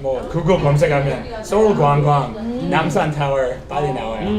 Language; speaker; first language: Korean; non-native, learner; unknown